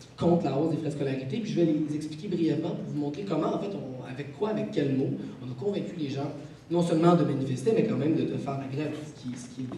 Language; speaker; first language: French; native; French